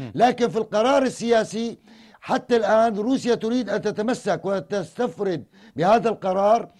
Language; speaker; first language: Arabic; native; Arabic